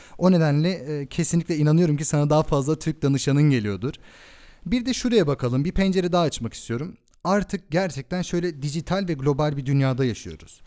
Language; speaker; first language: Turkish; early bilingual, heritage; Turkish